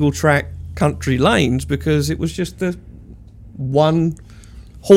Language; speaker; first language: English; native; English